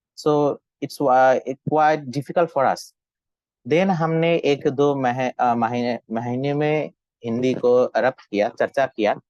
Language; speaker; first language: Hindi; non-native, fluent; Bangla